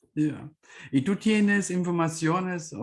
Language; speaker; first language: Spanish; non-native, fluent; German